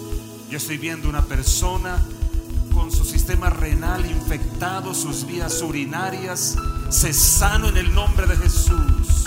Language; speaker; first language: Spanish; native; Spanish